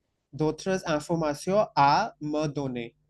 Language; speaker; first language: French; non-native, fluent; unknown